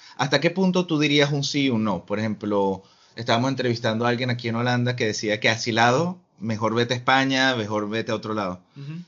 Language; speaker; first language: Spanish; native; Spanish